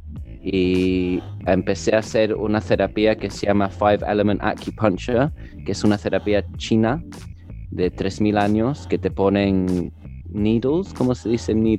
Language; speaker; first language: Spanish; early bilingual, heritage; English